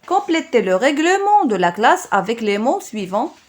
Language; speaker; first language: French; non-native, local second language; Arabic